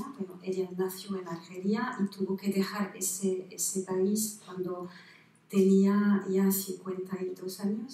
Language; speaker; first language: Spanish; non-native, fluent; French